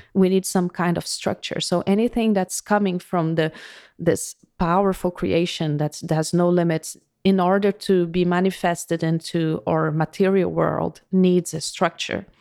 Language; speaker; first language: English; non-native, fluent; Portuguese